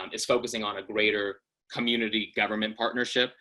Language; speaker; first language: English; native; English